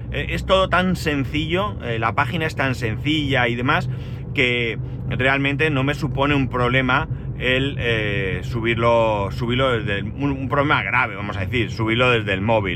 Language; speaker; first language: Spanish; native; Spanish